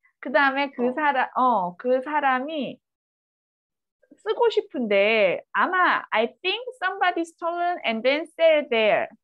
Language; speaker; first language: Korean; native; Korean